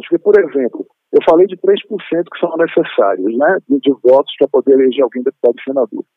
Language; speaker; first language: Portuguese; native; Portuguese